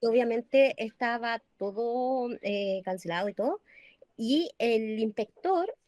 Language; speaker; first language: Spanish; native; Spanish